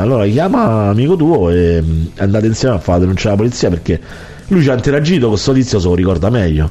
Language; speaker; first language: Italian; native; Italian